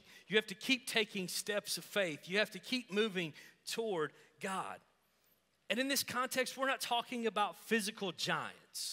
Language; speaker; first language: English; native; English